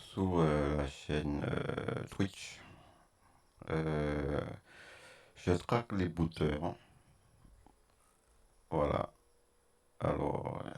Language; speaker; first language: French; native; French